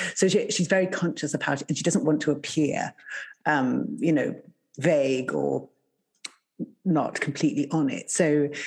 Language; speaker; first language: English; native; English